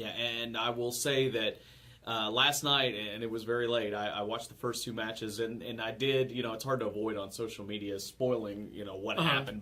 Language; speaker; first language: English; native; English